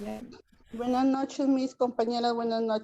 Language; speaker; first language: Spanish; native; Spanish